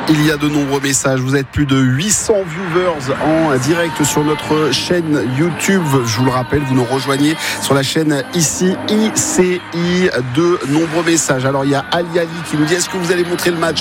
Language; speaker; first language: French; native; French